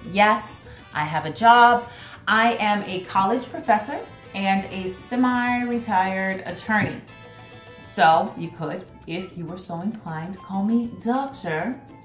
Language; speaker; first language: English; native; English